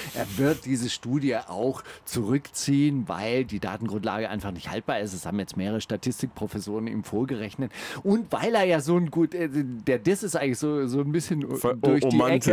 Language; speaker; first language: German; native; German